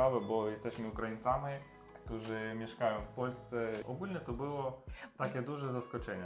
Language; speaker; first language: Polish; non-native, learner; Russian